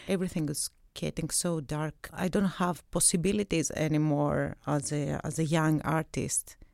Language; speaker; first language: English; non-native, fluent; Greek